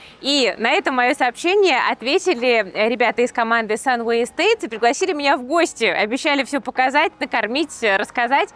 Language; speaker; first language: Russian; native; Russian